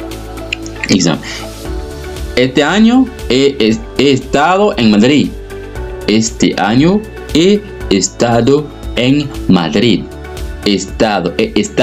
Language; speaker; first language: Spanish; non-native, fluent; French